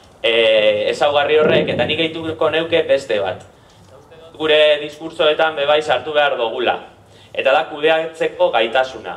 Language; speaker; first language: Basque; native; Basque